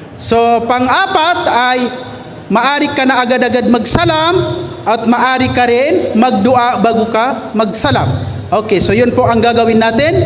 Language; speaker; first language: Filipino; non-native, local second language; Maguindanaon